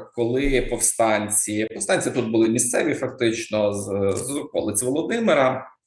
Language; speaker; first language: Ukrainian; native; Ukrainian